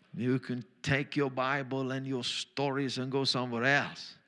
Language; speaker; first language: English; non-native, fluent; German